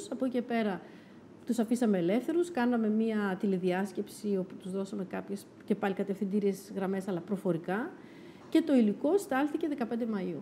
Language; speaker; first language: Greek; native; Greek